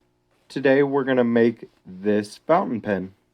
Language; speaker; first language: English; native; English